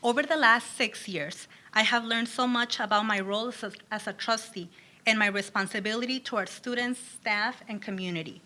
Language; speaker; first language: English; early bilingual, other home language; Spanish